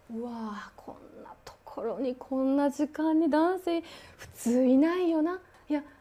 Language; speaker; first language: Japanese; native; Japanese